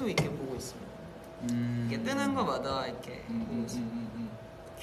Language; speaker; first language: Korean; native; Korean